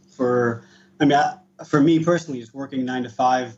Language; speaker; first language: English; native; English